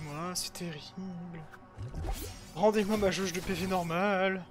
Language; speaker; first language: French; native; French